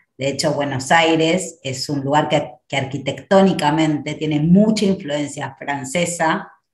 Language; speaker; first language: Spanish; native; Spanish